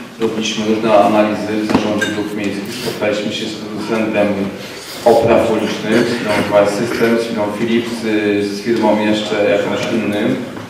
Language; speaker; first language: Polish; native; Polish